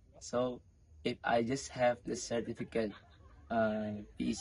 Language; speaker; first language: English; non-native, learner; Indonesian